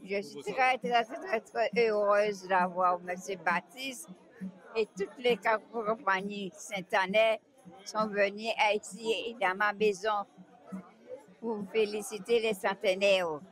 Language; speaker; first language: French; non-native, local second language; Guadeloupean Creole French